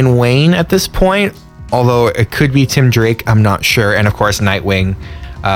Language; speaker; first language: English; native; English